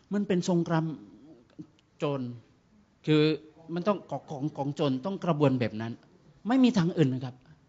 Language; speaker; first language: Thai; non-native, fluent; Indonesian